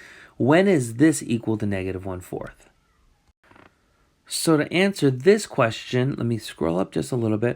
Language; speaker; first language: English; native; English